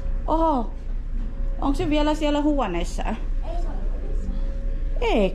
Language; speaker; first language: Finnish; non-native, learner; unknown